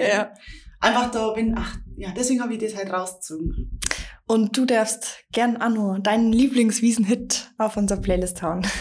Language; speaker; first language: German; native; German